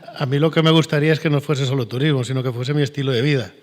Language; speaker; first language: Spanish; native; Spanish